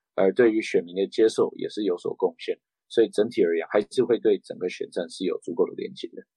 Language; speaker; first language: Chinese; early bilingual, heritage; Chinese